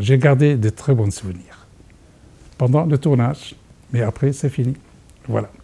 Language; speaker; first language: French; non-native, fluent; Arabic